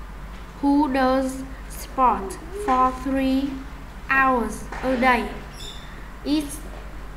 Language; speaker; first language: English; non-native, learner; Vietnamese